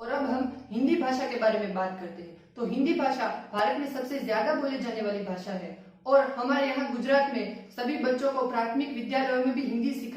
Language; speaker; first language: Hindi; non-native, local second language; Gujarati